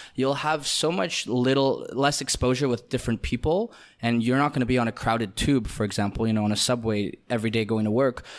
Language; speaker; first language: English; non-native, fluent; Russian